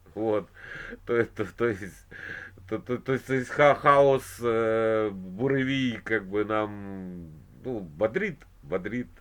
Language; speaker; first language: Ukrainian; non-native, local second language; Russian